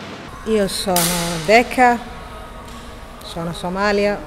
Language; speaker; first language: Italian; non-native, learner; Somali